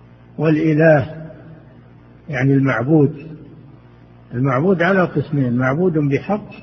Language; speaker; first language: Arabic; native; Arabic